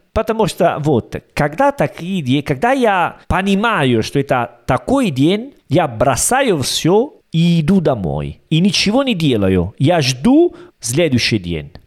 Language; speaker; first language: Russian; non-native, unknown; Italian